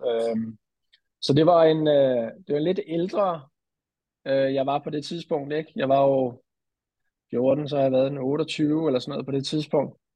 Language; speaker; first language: Danish; native; Danish